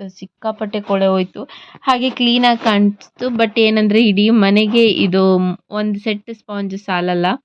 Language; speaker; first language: Kannada; non-native, local second language; Tulu